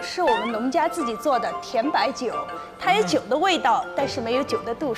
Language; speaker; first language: Chinese; native; Chinese